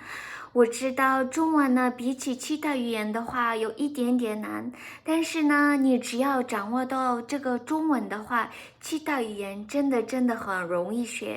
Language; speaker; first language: Chinese; non-native, fluent; Mongolian